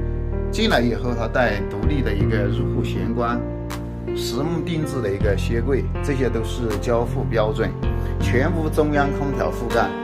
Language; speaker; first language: Chinese; native; Chinese